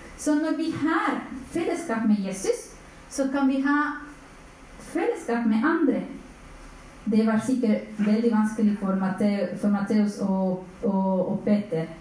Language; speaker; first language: Norwegian; non-native, fluent; Spanish